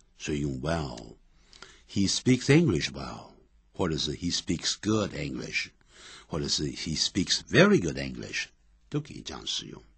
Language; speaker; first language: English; non-native, fluent; Chinese